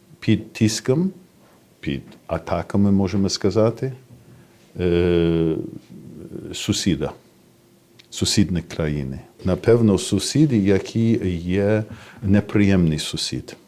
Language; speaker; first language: Ukrainian; non-native, fluent; English